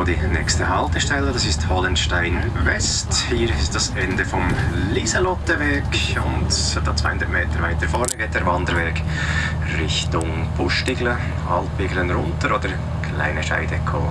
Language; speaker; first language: German; native; German